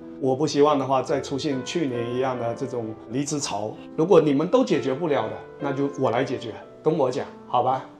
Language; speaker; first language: Chinese; native; Chinese